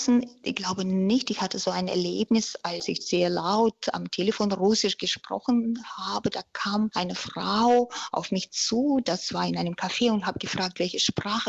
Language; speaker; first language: German; non-native, fluent; Russian